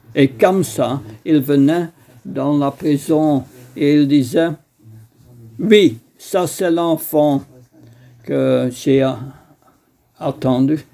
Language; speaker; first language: French; non-native, fluent; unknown